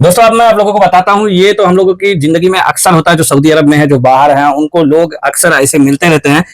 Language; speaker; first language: Hindi; native; Hindi